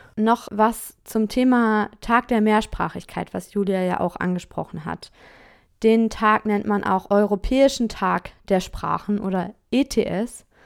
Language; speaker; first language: German; native; German